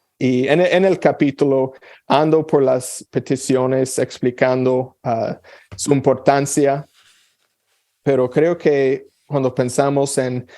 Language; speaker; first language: Spanish; non-native, fluent; English